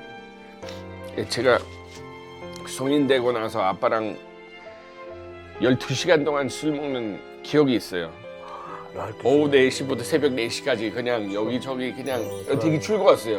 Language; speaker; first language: Korean; non-native, fluent; English